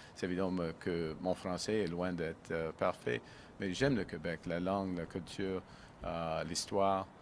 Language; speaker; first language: French; non-native, local second language; English